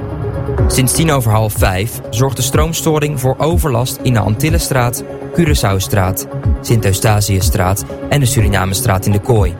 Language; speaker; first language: Dutch; native; Dutch